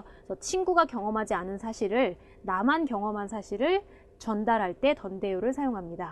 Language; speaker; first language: Korean; native; Korean